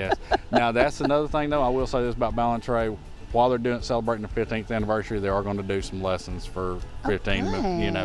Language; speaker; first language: English; native; English